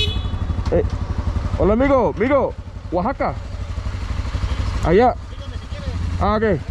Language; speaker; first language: Spanish; non-native, learner; English